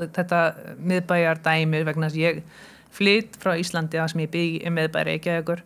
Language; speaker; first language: Icelandic; early bilingual, heritage; Icelandic